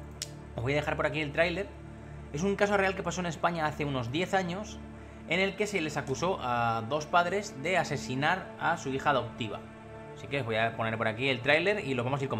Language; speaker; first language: Spanish; native; Spanish